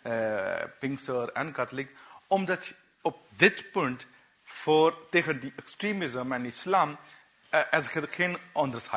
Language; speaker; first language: Dutch; non-native, learner; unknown